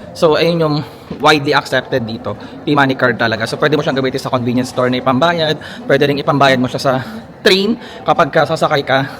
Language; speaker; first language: Filipino; native; Filipino